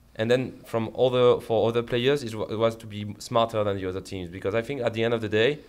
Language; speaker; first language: English; non-native, fluent; French